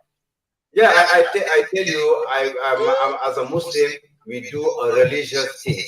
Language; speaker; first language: English; non-native, learner; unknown